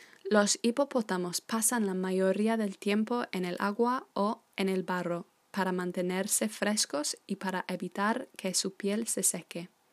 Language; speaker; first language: Spanish; non-native, fluent; English